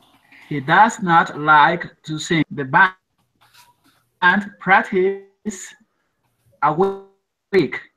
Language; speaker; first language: English; non-native, learner; Spanish